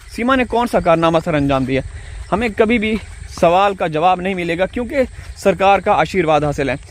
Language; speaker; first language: Urdu; native; Urdu